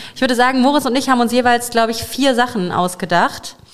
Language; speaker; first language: German; native; German